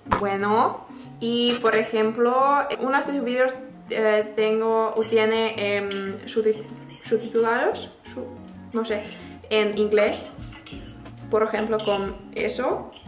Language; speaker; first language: Spanish; non-native, learner; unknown